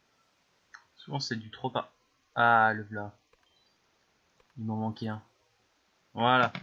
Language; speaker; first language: French; native; French